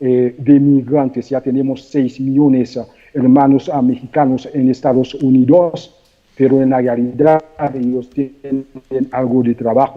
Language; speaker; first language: Spanish; non-native, fluent; Haitian Creole